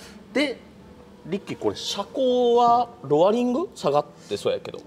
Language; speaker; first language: Japanese; native; Japanese